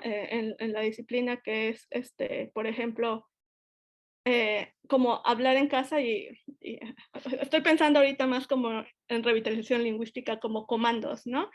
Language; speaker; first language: Spanish; native; Spanish